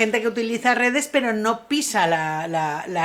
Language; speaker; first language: Spanish; native; Spanish